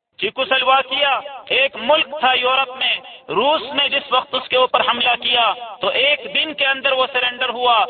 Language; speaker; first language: Urdu; non-native, local second language; Pashto